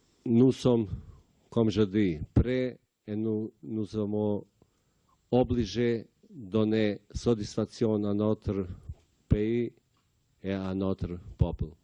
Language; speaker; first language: French; non-native, learner; Bosnian